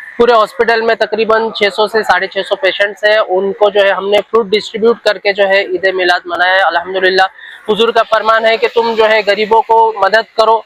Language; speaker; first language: Hindi; non-native, local second language; Urdu